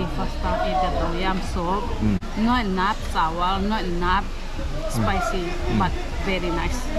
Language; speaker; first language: English; non-native, learner; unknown